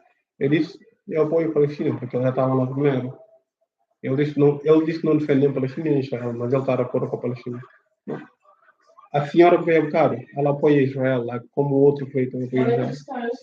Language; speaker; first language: Portuguese; non-native, learner; English